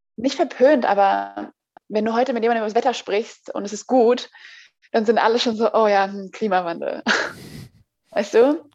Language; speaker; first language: German; native; German